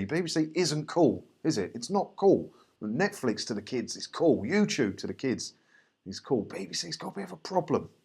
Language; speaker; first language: English; native; English